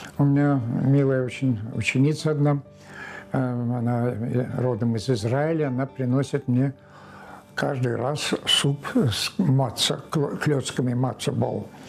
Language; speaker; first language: Russian; native; Russian